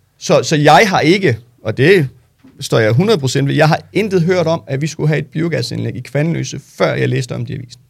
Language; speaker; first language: Danish; early bilingual, other home language; Turkish